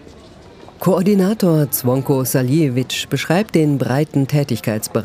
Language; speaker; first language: German; native; German